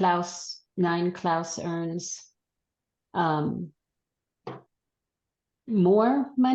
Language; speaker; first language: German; non-native, learner; English